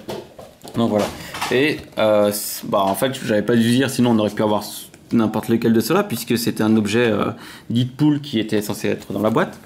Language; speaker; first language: French; native; French